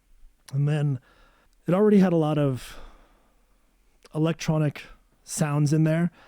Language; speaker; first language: English; native; English